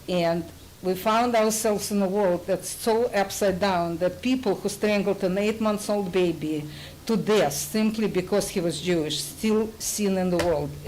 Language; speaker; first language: English; non-native, fluent; Russian